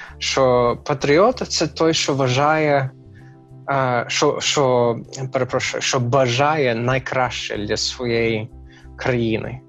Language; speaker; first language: Ukrainian; non-native, fluent; English